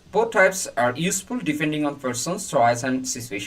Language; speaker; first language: English; non-native, local second language; Bangla